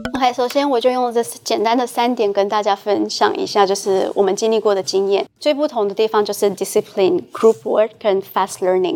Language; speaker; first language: Chinese; early bilingual, heritage; Chinese